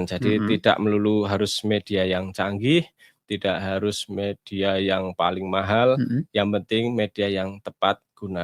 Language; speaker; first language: Indonesian; native; Indonesian